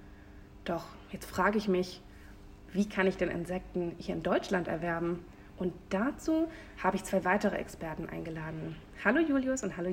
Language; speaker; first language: German; native; German